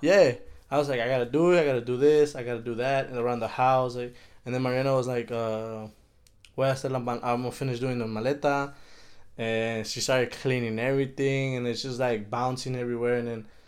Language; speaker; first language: English; early bilingual, other home language; Spanish